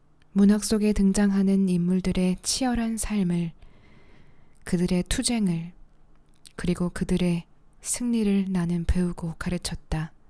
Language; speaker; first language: Korean; native; Korean